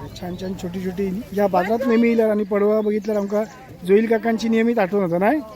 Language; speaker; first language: Marathi; native; Marathi